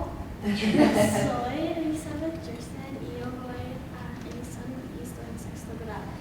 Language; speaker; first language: Spanish; non-native, learner; English